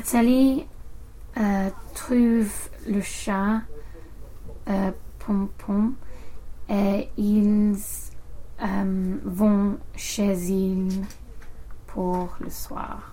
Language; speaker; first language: French; non-native, learner; English